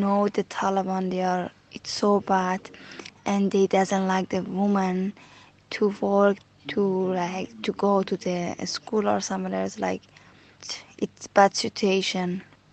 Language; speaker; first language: English; non-native, learner; Persian